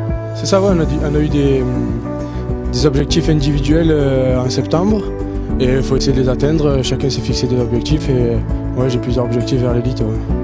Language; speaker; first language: French; native; French